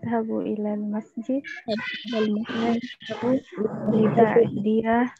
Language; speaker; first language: Arabic; non-native, learner; Indonesian